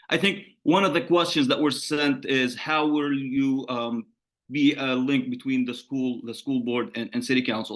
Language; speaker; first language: English; non-native, fluent; Arabic